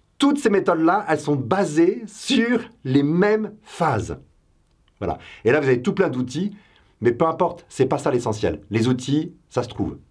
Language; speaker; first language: French; native; French